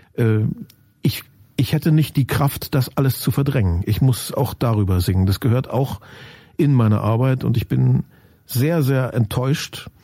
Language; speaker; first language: German; native; German